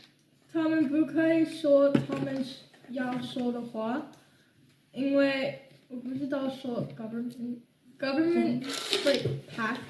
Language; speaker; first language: Chinese; non-native, learner; English